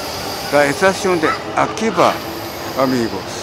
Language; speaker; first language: Spanish; non-native, learner; Japanese